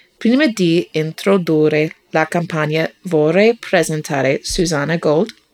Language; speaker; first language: Italian; non-native, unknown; English